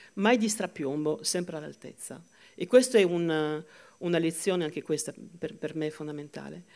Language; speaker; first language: Italian; non-native, fluent; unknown